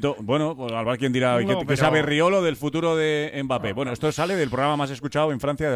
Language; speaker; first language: Spanish; native; Spanish